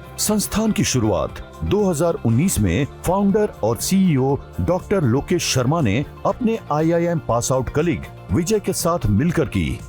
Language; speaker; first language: Hindi; native; Hindi